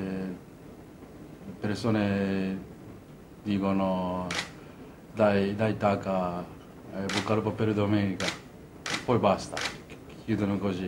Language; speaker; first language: Italian; non-native, fluent; Japanese